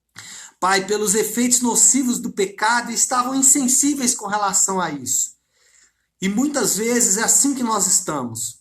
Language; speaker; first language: Portuguese; native; Portuguese